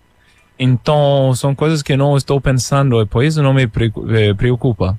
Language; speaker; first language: Portuguese; non-native, fluent; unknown